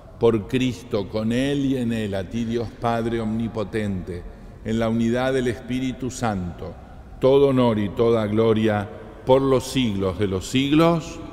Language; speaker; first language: Spanish; native; Spanish